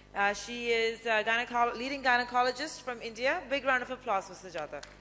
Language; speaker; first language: English; native; English